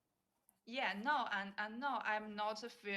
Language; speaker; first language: English; non-native, learner; Chinese